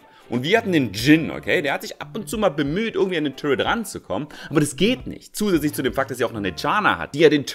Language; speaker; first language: German; native; German